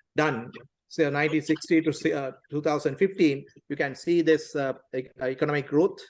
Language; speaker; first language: English; non-native, local second language; Tamil